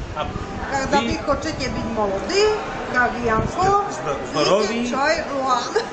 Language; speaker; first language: Russian; non-native, learner; Slovak